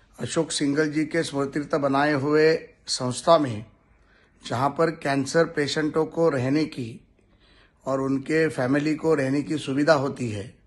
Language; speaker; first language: Hindi; non-native, local second language; Marathi